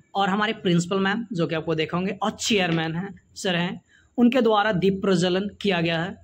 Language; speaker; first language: Hindi; native; Hindi